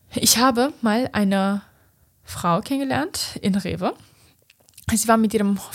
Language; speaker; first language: German; non-native, fluent; Romanian